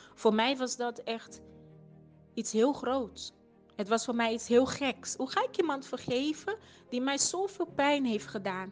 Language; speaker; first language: Dutch; non-native, fluent; Portuguese